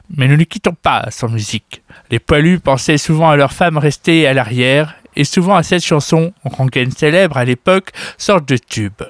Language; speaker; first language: French; native; French